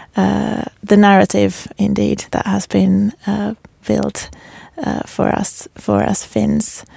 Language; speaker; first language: English; non-native, fluent; Finnish